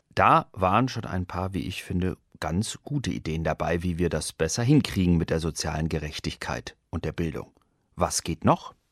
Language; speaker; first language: German; native; German